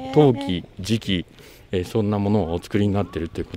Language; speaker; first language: Japanese; native; Japanese